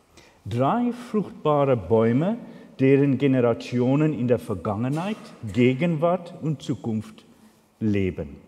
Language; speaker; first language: German; non-native, fluent; Afrikaans